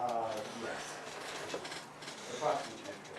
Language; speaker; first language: English; native; English